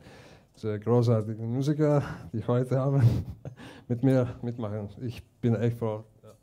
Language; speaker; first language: German; non-native, learner; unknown